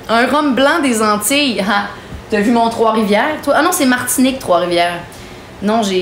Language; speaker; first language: French; native; French